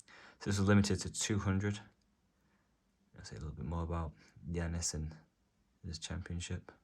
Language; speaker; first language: English; native; English